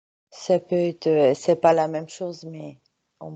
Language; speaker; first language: French; non-native, fluent; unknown